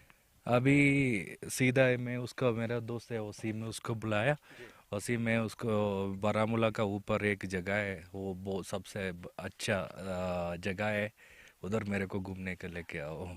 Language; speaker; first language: Hindi; non-native, local second language; Malayalam